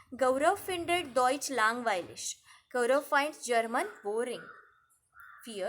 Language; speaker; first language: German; non-native, fluent; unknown